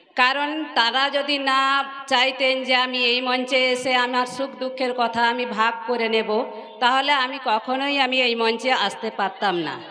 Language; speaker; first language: Bangla; non-native, local second language; Santali